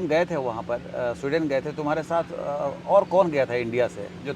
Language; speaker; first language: Hindi; native; Hindi